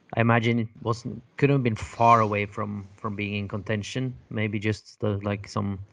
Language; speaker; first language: English; non-native, fluent; Norwegian